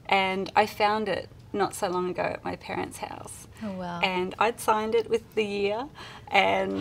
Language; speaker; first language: English; native; English